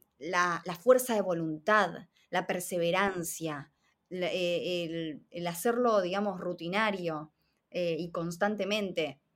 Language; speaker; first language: Spanish; native; Spanish